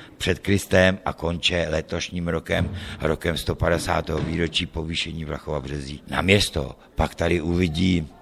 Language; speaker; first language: Czech; native; Czech